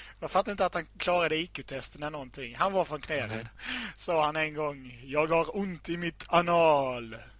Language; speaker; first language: Swedish; native; Swedish